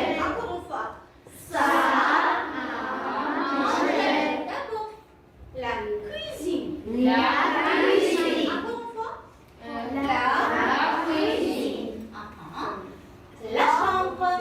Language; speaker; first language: French; non-native, fluent; Armenian